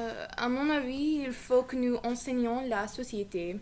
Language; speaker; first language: French; non-native, learner; English